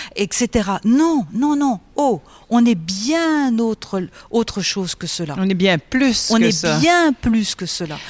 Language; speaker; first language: French; native; French